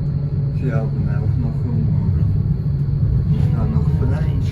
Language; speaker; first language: German; non-native, fluent; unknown